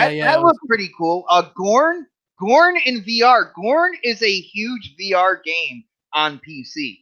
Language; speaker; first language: English; native; English